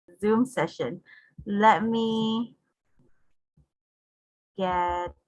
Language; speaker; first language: English; non-native, local second language; Filipino